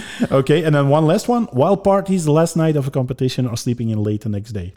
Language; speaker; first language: English; non-native, fluent; Dutch